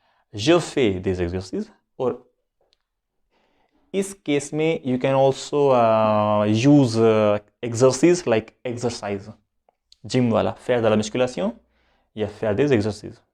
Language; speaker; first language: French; non-native, fluent; Hindi